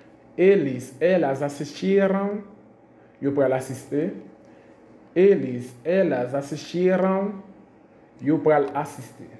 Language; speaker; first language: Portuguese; non-native, fluent; Haitian Creole